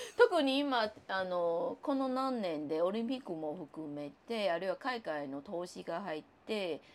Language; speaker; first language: Japanese; non-native, fluent; Chinese